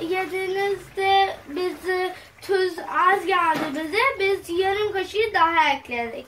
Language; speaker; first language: Turkish; non-native, learner; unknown